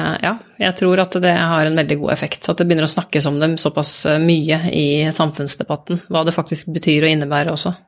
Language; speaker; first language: Norwegian; native; Norwegian